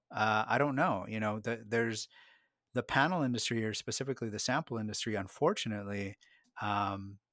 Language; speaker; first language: English; early bilingual, other home language; Spanish